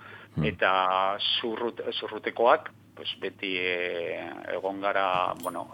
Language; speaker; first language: Basque; non-native, local second language; Spanish